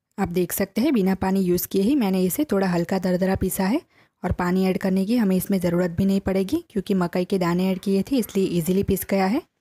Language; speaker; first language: Hindi; non-native, local second language; Gujarati